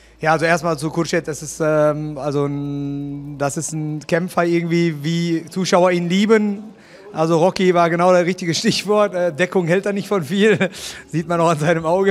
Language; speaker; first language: German; native; German